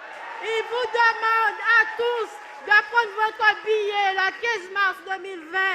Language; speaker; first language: French; native; French